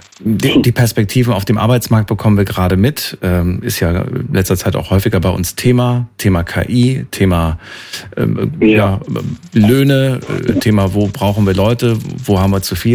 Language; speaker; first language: German; native; German